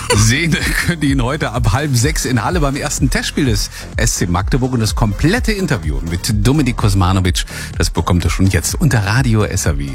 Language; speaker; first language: German; native; German